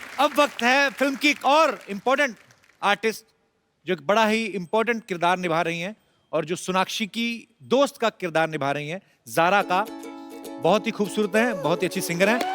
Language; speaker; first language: Hindi; non-native, local second language; Punjabi